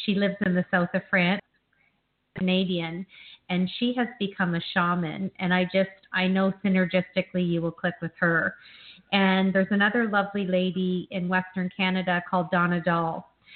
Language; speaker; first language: English; native; English